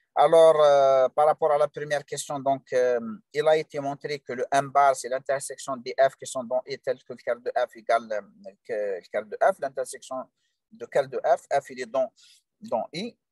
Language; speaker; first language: French; non-native, local second language; Arabic